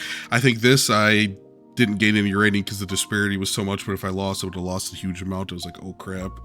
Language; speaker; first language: English; native; English